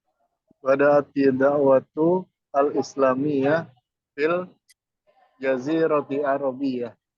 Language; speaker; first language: Arabic; non-native, learner; Indonesian